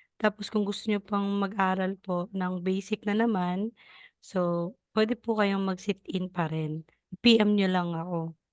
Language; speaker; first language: Filipino; non-native, local second language; Cebuano